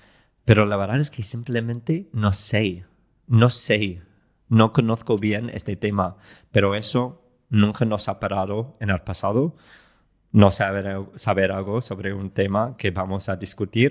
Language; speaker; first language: Spanish; non-native, fluent; English